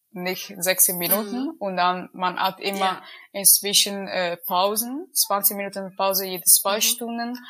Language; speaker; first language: German; non-native, learner; Italian